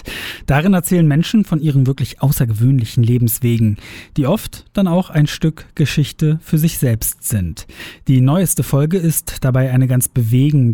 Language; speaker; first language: German; native; German